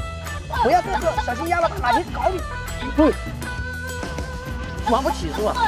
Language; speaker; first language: Chinese; native; Chinese